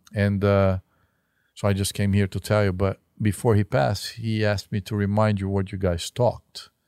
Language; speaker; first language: English; non-native, fluent; Portuguese